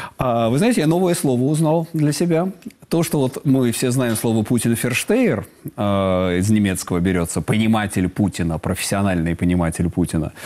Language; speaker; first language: Russian; native; Russian